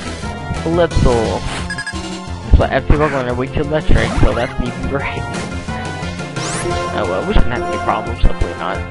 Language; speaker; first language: English; native; English